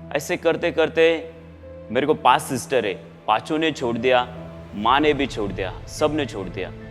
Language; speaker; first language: Hindi; non-native, local second language; Marathi